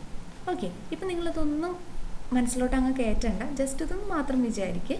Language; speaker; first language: Malayalam; native; Malayalam